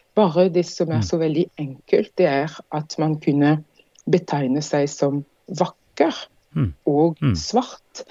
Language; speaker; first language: Norwegian; non-native, fluent; French